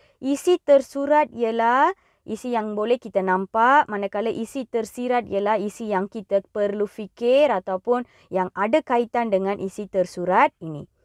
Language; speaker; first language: Malay; non-native, local second language; Tamil